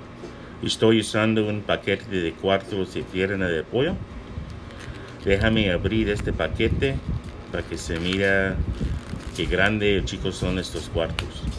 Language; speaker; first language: Spanish; early bilingual, heritage; English